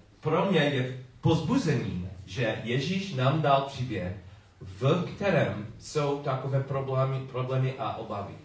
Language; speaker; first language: Czech; non-native, learner; English